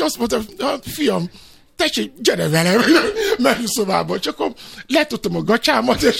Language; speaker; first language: Hungarian; non-native, fluent; Yoruba